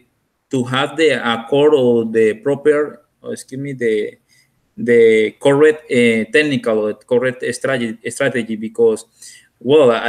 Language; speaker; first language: English; non-native, learner; Spanish